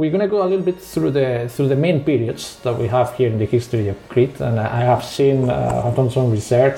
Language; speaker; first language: English; non-native, fluent; Spanish